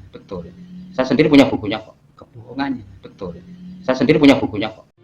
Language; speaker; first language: Indonesian; non-native, local second language; Javanese